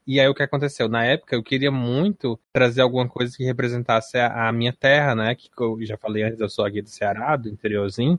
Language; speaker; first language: Portuguese; native; Portuguese